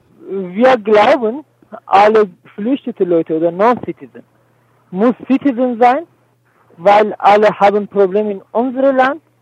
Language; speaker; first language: German; non-native, learner; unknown